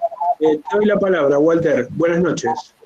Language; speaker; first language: Spanish; native; Spanish